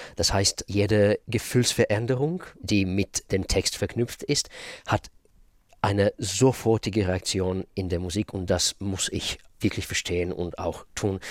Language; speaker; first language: German; non-native, fluent; Russian